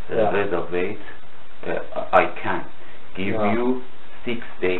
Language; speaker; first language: English; non-native, learner; Russian